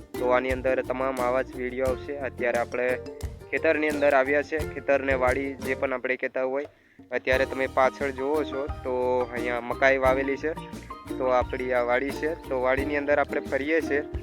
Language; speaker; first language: Gujarati; non-native, local second language; Rathawi